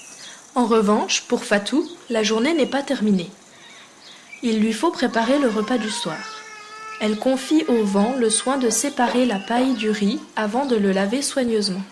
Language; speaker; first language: French; native; French